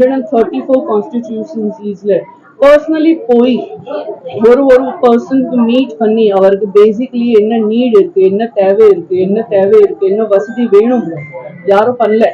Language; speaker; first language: Tamil; non-native, learner; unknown